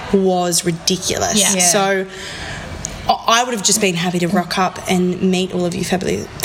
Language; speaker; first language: English; native; English